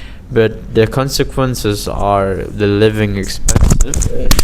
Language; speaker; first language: English; non-native, fluent; Indonesian